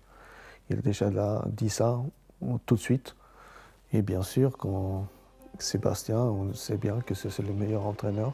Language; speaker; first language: French; non-native, fluent; Swedish